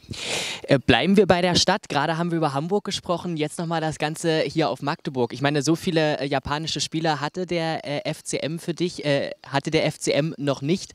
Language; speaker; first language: German; native; German